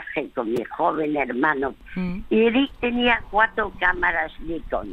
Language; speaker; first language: Spanish; early bilingual, other home language; French